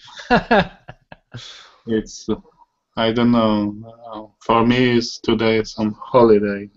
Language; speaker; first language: English; non-native, learner; Polish